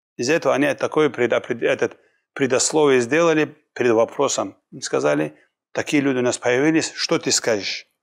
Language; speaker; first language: Russian; non-native, local second language; Kumyk